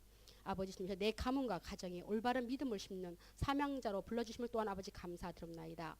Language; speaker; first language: Korean; native; Korean